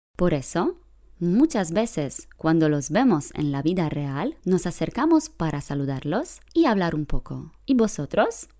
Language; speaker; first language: Spanish; non-native, fluent; Polish